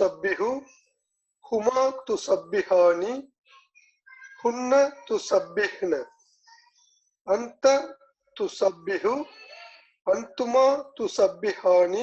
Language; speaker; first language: Arabic; non-native, learner; Tamil